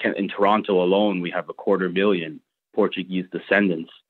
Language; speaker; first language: English; early bilingual, other home language; Portuguese